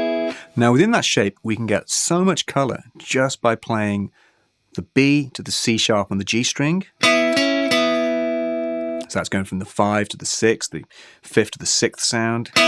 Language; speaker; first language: English; native; English